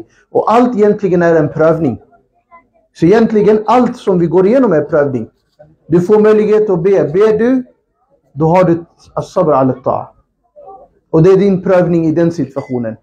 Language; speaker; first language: Swedish; non-native, local second language; Urdu